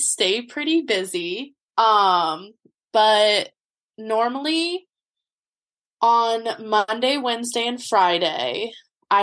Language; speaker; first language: English; native; English